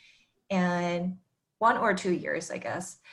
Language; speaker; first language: English; non-native, fluent; Korean